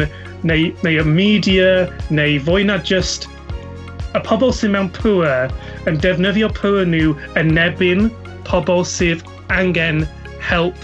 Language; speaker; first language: Welsh; non-native, local second language; English